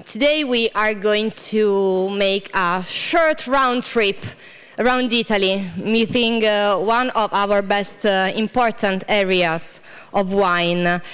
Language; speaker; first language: English; non-native, fluent; Italian